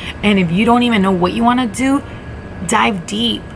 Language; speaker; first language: English; early bilingual, other home language; Spanish